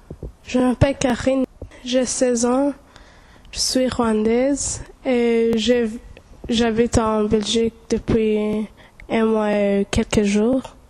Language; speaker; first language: French; non-native, local second language; Kinyarwanda